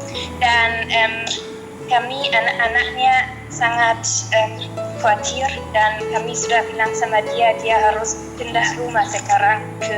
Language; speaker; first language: Indonesian; non-native, fluent; German